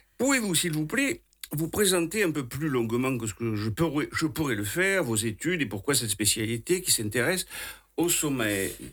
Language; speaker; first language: French; native; French